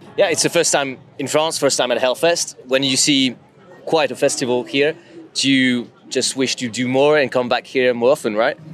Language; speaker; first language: English; non-native, fluent; French